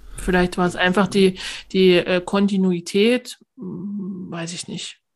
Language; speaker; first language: German; native; German